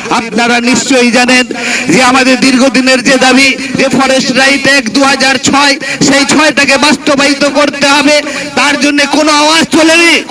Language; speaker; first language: Bangla; non-native, local second language; Santali